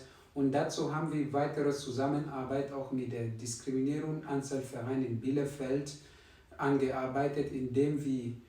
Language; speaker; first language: German; non-native, fluent; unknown